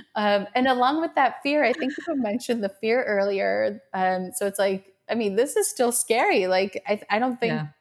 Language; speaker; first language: English; native; English